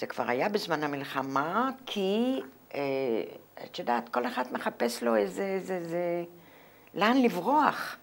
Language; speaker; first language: Hebrew; non-native, fluent; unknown